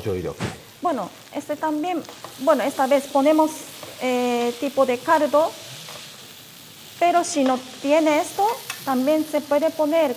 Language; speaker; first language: Spanish; non-native, fluent; Japanese